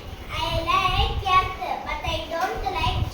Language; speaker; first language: English; non-native, learner; Tamil